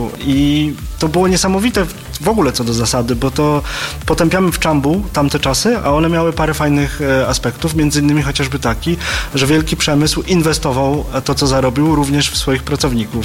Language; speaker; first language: Polish; native; Polish